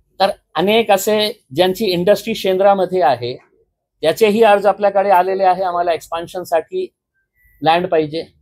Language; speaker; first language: Marathi; non-native, local second language; Urdu